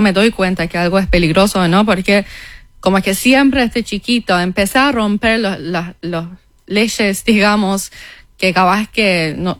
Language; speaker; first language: Spanish; non-native, fluent; Persian